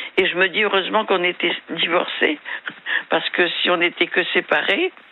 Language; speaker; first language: French; native; French